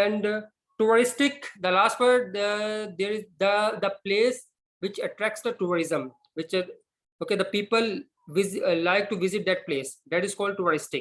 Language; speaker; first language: English; non-native, local second language; Urdu